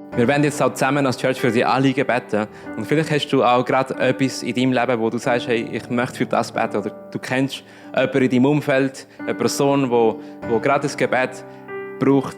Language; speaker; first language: German; native; German